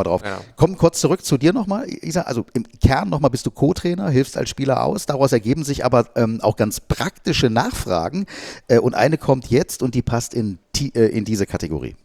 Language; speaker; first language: German; native; German